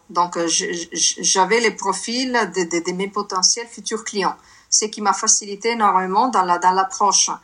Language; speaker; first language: French; non-native, fluent; Italian